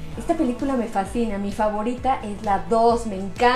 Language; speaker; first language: Spanish; native; Spanish